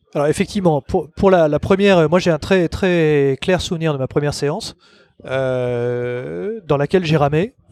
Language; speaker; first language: French; native; French